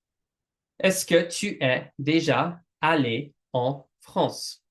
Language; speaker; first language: French; non-native, fluent; English